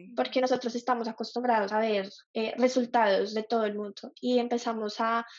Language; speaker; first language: Spanish; native; Spanish